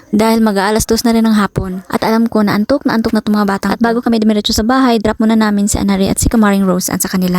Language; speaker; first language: Filipino; non-native, local second language; Cebuano